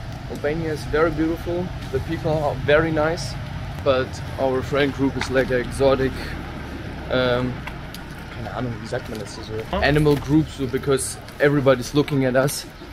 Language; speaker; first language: English; non-native, fluent; German